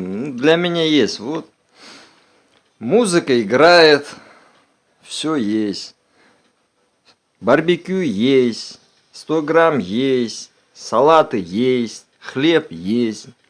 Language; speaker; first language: Russian; non-native, local second language; Uzbek